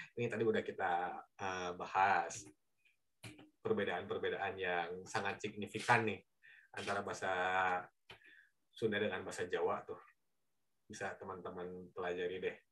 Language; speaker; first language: Indonesian; native; Indonesian